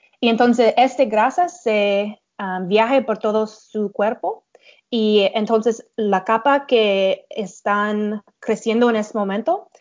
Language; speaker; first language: Spanish; non-native, learner; English